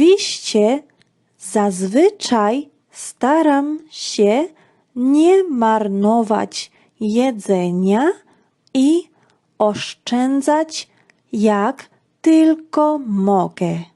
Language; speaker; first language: Polish; non-native, fluent; Georgian